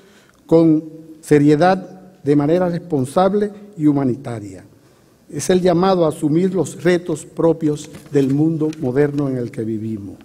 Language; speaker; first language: Spanish; native; Spanish